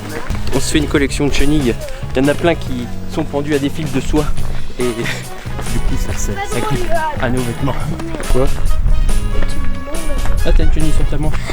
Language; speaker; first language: French; native; French